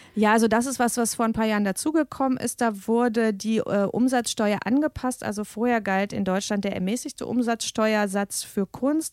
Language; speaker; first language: German; native; German